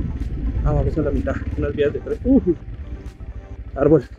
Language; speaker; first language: Spanish; native; Spanish